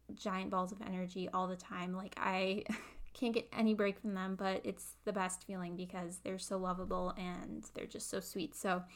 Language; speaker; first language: English; native; English